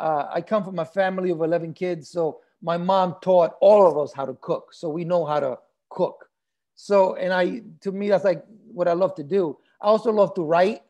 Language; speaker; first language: English; early bilingual, other home language; Spanish